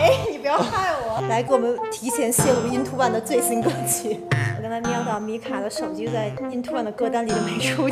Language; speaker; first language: Chinese; native; Chinese